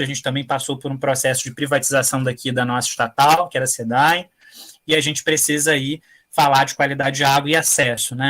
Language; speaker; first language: Portuguese; native; Portuguese